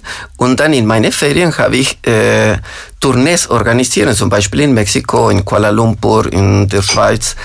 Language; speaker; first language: German; non-native, fluent; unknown